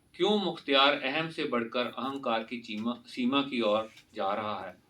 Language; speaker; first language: Hindi; non-native, local second language; Punjabi